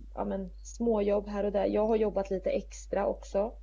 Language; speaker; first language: Swedish; native; Swedish